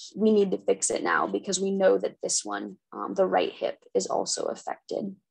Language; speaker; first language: English; native; English